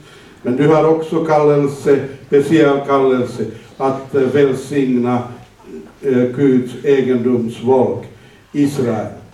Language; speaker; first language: Swedish; non-native, fluent; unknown